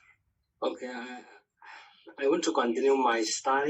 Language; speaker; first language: English; non-native, learner; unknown